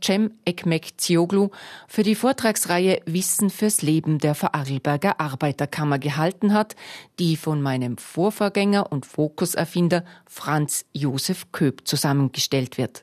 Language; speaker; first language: German; native; German